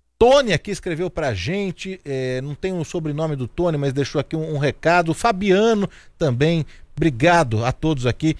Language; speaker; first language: Portuguese; native; Portuguese